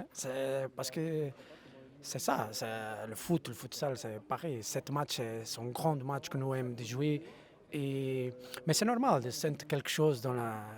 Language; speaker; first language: French; non-native, learner; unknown